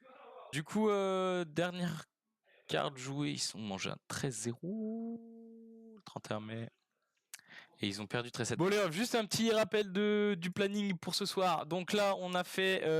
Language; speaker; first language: French; native; French